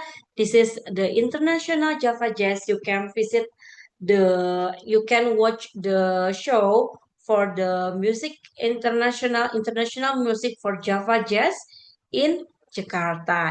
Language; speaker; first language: English; non-native, fluent; Indonesian